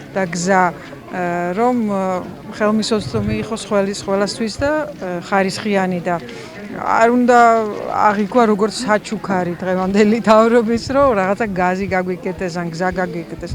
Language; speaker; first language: Georgian; non-native, learner; Dutch